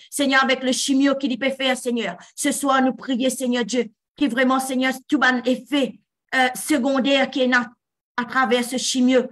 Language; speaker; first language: French; non-native, local second language; Morisyen